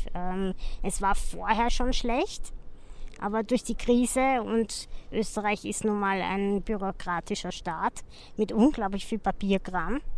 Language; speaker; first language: German; native; German